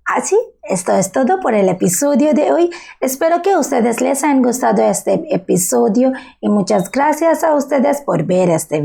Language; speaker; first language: Spanish; non-native, learner; Bangla